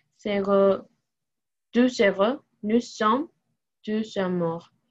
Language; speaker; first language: French; non-native, learner; Spanish